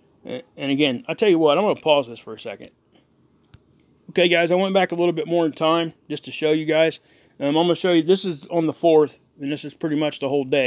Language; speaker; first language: English; native; English